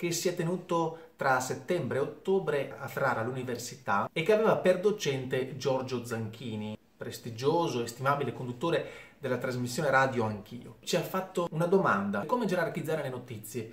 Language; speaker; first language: Italian; native; Italian